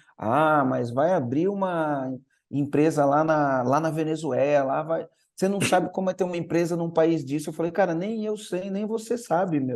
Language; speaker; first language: Portuguese; native; Portuguese